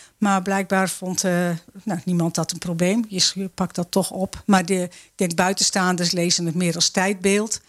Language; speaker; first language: Dutch; native; Dutch